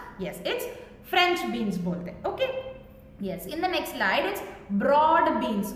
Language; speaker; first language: Hindi; native; Hindi